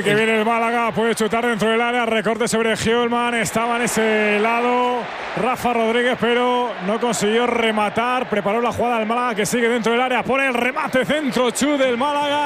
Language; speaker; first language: Spanish; native; Spanish